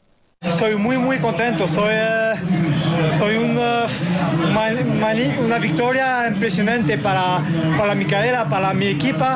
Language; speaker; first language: Spanish; non-native, learner; French